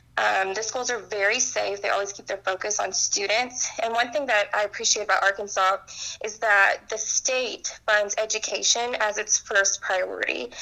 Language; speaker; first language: English; native; English